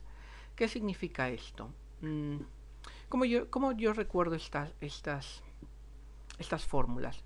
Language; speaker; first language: Spanish; native; Spanish